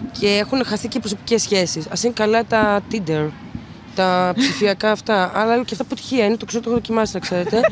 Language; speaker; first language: Greek; native; Greek